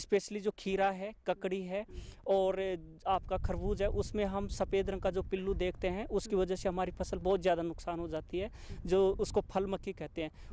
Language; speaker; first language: Hindi; native; Hindi